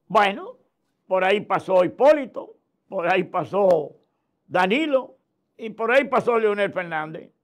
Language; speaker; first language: Spanish; native; Spanish